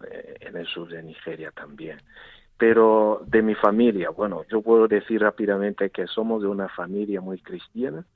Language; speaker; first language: Spanish; non-native, fluent; Igbo